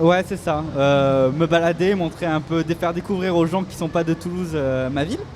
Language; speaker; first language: French; native; French